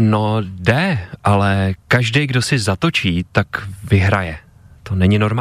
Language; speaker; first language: Czech; native; Czech